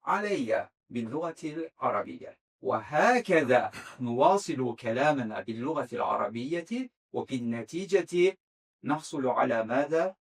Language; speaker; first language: Arabic; non-native, fluent; Azerbaijani